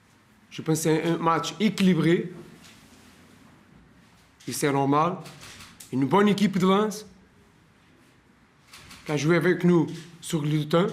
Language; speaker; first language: French; non-native, learner; Portuguese